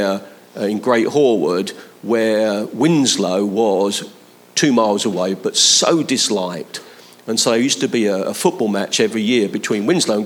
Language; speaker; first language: English; native; English